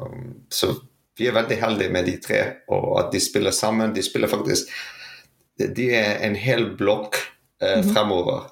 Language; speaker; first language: Norwegian; non-native, fluent; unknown